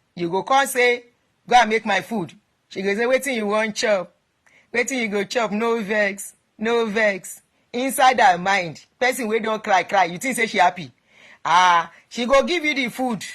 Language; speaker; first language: Nigerian Pidgin; non-native, local second language; Yoruba